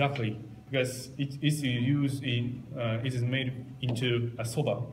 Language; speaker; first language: English; non-native, learner; Japanese